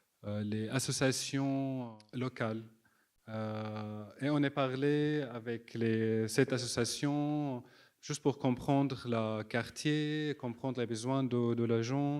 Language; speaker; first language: French; non-native, fluent; Arabic